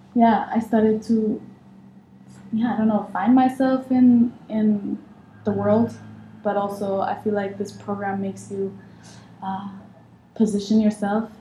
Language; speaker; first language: English; non-native, fluent; Arabic